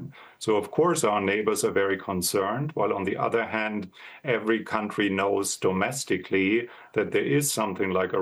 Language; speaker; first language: English; non-native, fluent; German